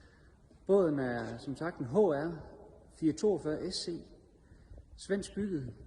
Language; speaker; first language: Danish; native; Danish